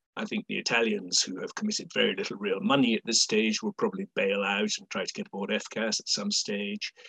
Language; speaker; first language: English; native; English